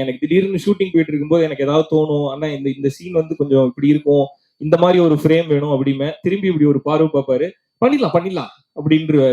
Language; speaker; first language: Tamil; native; Tamil